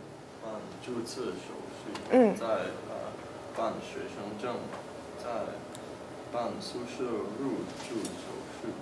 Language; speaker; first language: Chinese; non-native, learner; English